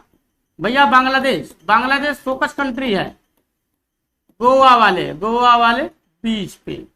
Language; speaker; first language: Hindi; native; Hindi